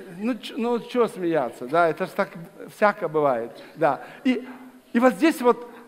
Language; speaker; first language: Russian; native; Russian